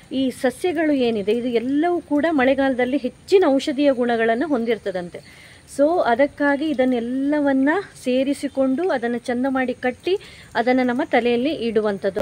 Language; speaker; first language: Kannada; non-native, local second language; Konkani